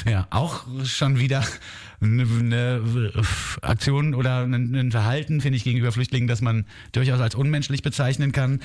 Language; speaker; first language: German; native; German